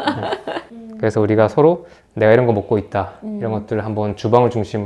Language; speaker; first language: Korean; native; Korean